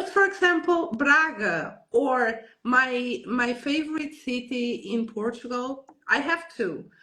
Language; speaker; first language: English; non-native, learner; Portuguese